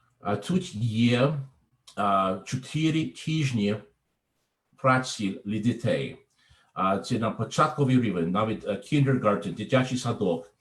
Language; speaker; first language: Ukrainian; non-native, learner; English